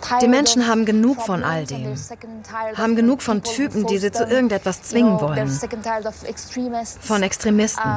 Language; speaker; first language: German; non-native, fluent; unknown